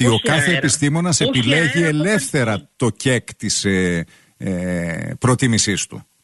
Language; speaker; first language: Greek; native; Greek